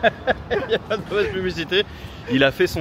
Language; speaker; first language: French; native; French